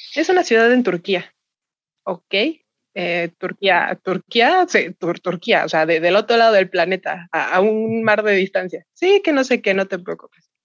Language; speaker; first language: Spanish; native; Spanish